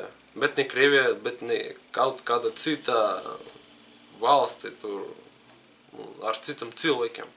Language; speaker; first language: Latvian; non-native, learner; Russian